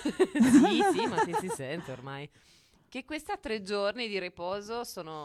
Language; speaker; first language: Italian; native; Italian